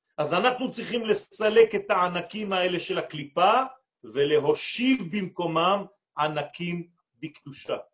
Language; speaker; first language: Hebrew; non-native, fluent; French